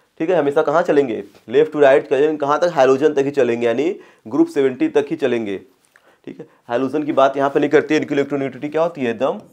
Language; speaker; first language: Hindi; native; Hindi